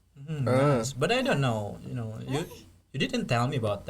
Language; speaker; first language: English; non-native, fluent; Indonesian